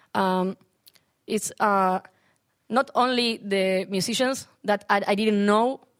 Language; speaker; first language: English; non-native, learner; Spanish